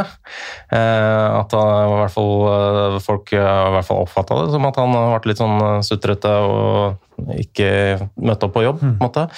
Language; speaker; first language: Norwegian; native; Norwegian